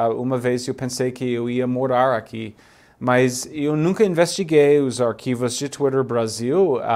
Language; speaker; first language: Portuguese; non-native, fluent; English